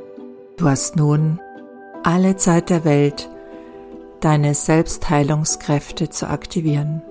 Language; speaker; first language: German; native; German